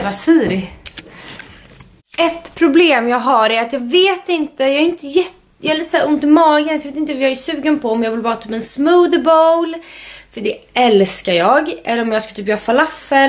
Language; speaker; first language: Swedish; native; Swedish